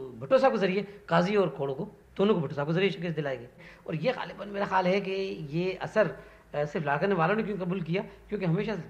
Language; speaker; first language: Urdu; non-native, local second language; Sindhi